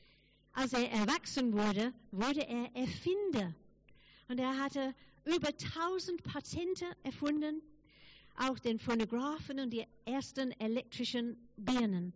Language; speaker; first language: German; non-native, fluent; English